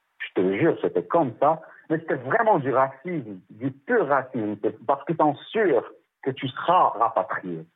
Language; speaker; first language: French; non-native, local second language; Arabic